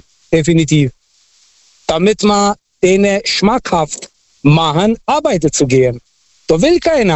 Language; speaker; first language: German; non-native, fluent; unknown